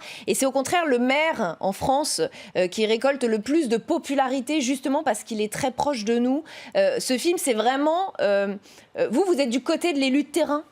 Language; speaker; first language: French; native; French